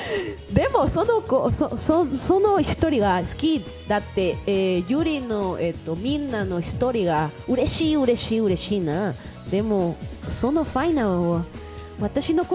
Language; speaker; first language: Japanese; non-native, learner; Spanish